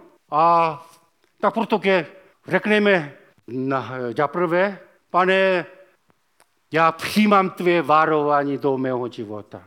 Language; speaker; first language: Czech; non-native, fluent; Korean